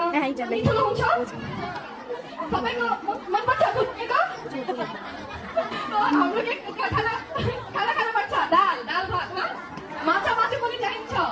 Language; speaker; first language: Nepali; non-native, learner; Bangla